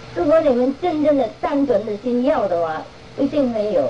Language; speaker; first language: Chinese; non-native, fluent; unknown